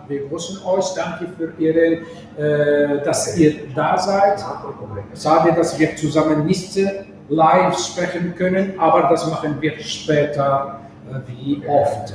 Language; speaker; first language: German; non-native, fluent; Arabic